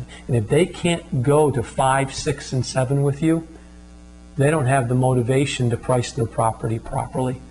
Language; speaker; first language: English; native; English